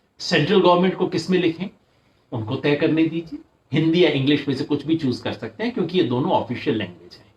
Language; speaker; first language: Hindi; native; Hindi